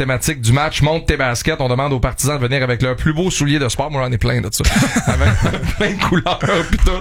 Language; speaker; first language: French; native; French